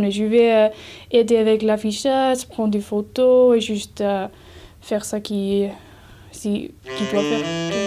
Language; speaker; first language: French; non-native, learner; Icelandic